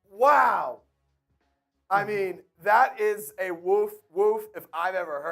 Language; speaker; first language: English; native; English